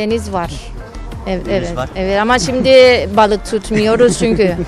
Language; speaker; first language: Turkish; non-native, learner; Thai